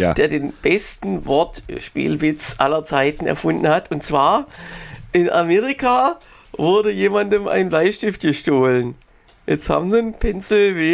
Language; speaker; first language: German; native; German